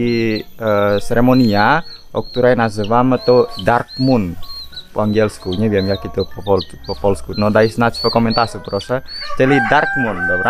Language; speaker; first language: Polish; non-native, learner; Balinese